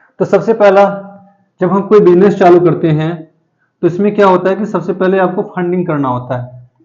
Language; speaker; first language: Hindi; native; Hindi